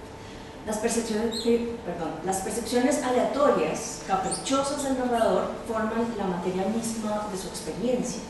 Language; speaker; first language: Spanish; native; Spanish